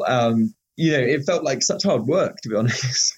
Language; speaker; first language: English; native; English